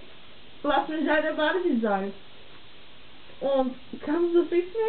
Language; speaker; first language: German; non-native, learner; Czech